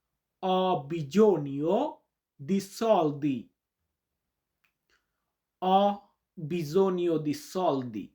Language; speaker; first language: Italian; non-native, learner; Bangla